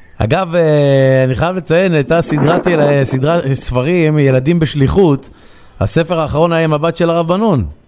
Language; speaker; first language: Hebrew; native; Hebrew